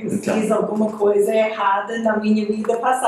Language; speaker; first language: Portuguese; non-native, fluent; English